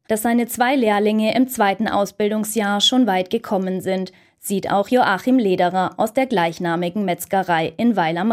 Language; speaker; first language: German; native; German